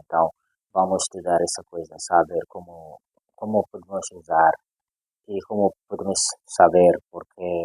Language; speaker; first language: Portuguese; non-native, learner; Swahili